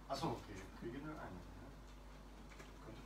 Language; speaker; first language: German; non-native, learner; English